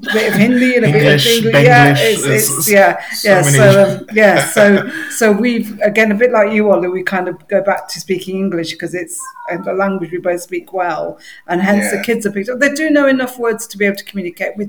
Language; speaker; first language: English; native; English